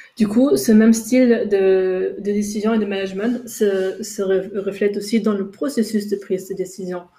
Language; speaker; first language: French; non-native, fluent; German